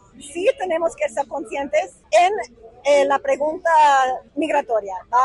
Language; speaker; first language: Spanish; non-native, fluent; English